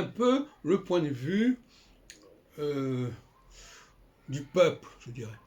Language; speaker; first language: French; native; French